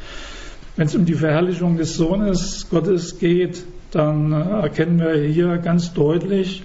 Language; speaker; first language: German; native; German